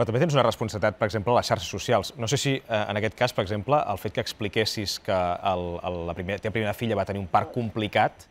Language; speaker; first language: Catalan; native; Catalan